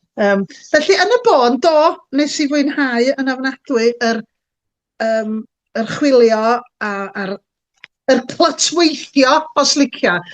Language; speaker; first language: Welsh; native; Welsh